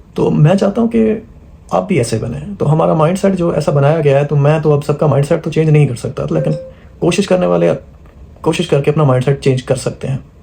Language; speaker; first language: Urdu; non-native, local second language; Punjabi